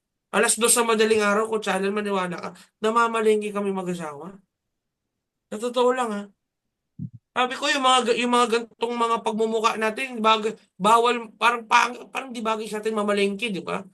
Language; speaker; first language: Filipino; native; Filipino